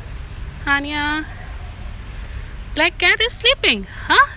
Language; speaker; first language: English; non-native, local second language; Hindi